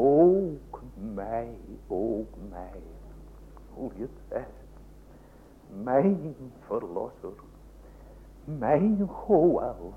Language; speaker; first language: Dutch; native; Dutch